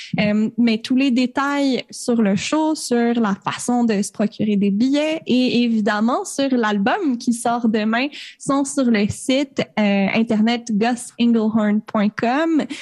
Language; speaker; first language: French; native; French